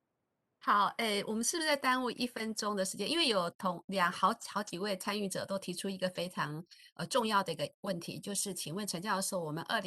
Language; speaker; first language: Chinese; native; Chinese